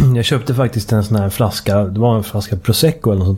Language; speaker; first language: Swedish; native; Swedish